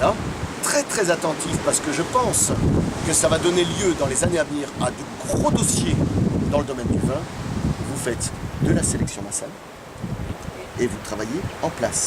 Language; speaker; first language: French; native; French